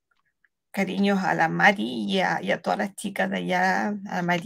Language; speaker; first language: Spanish; native; Spanish